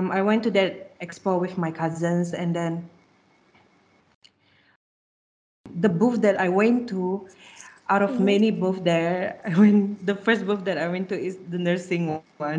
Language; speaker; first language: English; non-native, local second language; Malay